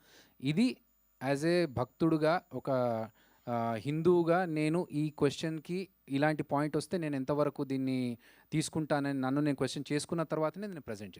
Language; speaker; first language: Telugu; native; Telugu